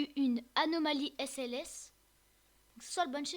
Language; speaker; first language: French; native; French